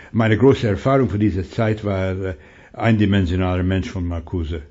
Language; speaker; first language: German; non-native, fluent; Hungarian